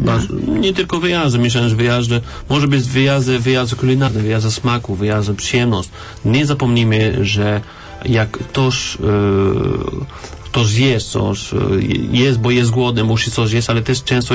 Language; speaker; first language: Polish; non-native, learner; French